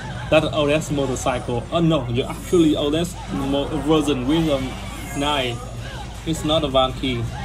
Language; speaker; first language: English; non-native, learner; Vietnamese